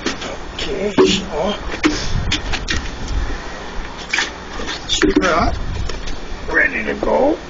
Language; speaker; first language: English; native; English